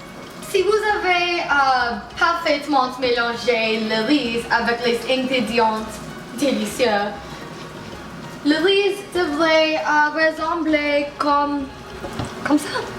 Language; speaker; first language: French; non-native, learner; English